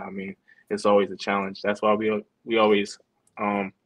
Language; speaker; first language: English; native; English